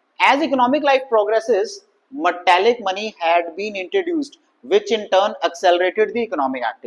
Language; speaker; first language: English; non-native, local second language; Hindi